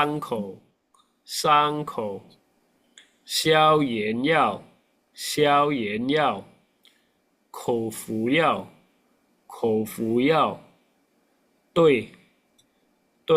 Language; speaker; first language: Chinese; non-native, fluent; Indonesian